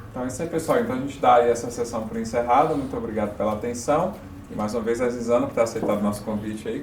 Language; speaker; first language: Portuguese; native; Portuguese